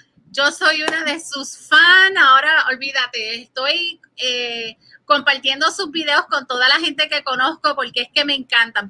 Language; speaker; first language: Spanish; early bilingual, heritage; Spanish